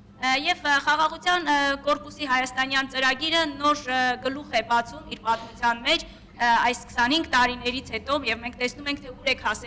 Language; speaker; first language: Armenian; native; Armenian